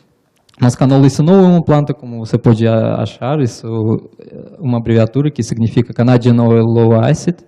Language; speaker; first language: Portuguese; non-native, learner; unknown